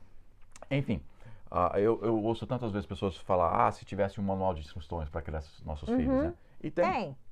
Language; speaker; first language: Portuguese; non-native, fluent; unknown